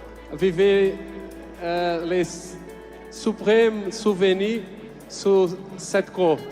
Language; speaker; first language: French; non-native, learner; Portuguese